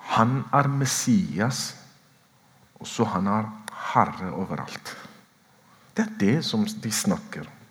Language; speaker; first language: Norwegian; non-native, fluent; Oromo